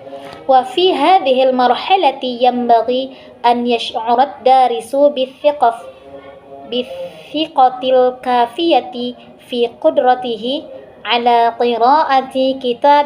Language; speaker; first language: Arabic; non-native, learner; Indonesian